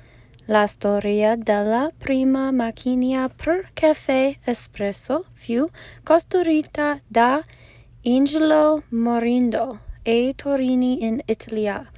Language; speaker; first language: Italian; non-native, learner; English